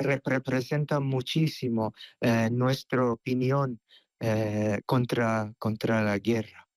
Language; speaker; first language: Spanish; non-native, fluent; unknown